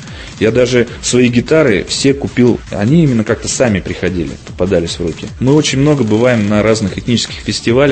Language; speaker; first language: Russian; native; Russian